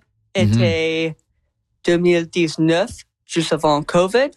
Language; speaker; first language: French; non-native, local second language; English